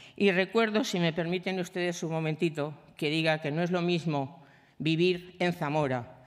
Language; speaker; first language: Spanish; native; Spanish